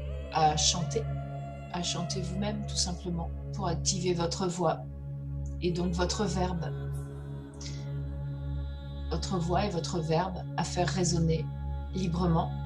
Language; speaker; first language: French; native; French